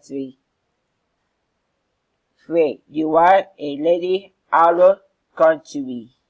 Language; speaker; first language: English; non-native, learner; Spanish